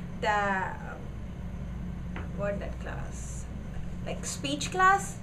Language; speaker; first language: English; non-native, learner; Gujarati